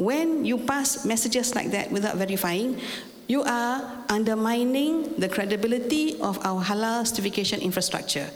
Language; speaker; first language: English; non-native, local second language; Malay